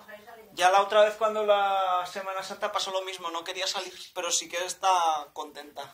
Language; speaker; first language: Spanish; native; Spanish